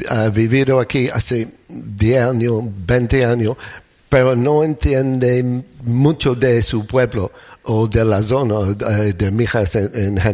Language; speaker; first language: Spanish; non-native, learner; English